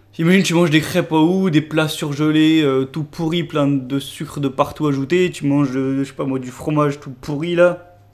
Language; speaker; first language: French; native; French